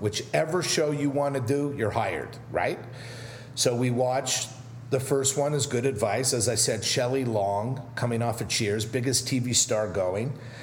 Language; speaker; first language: English; native; English